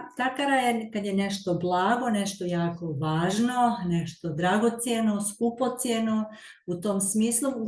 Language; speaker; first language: Bosnian; early bilingual, heritage; Serbian